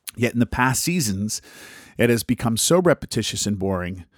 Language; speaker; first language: English; native; English